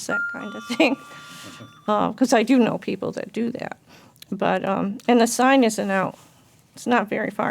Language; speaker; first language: English; native; English